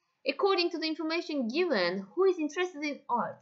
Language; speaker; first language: English; non-native, fluent; Turkish